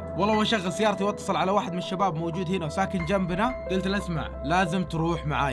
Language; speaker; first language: Arabic; native; Arabic